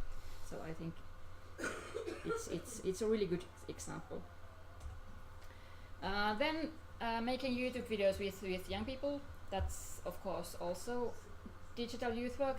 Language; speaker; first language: English; non-native, fluent; Finnish